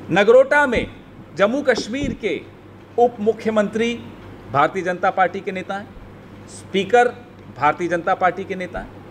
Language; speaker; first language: Hindi; native; Hindi